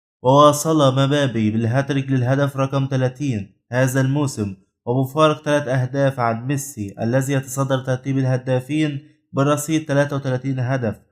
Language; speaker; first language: Arabic; native; Arabic